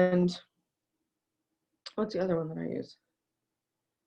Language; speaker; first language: English; native; English